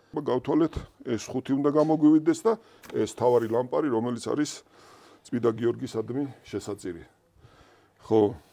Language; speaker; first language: Georgian; non-native, local second language; Svan